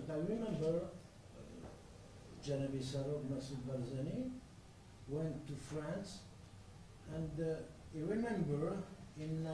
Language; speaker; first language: English; non-native, learner; French